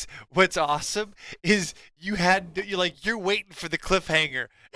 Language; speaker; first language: English; native; English